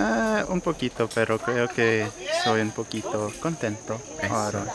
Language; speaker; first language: Spanish; non-native, learner; English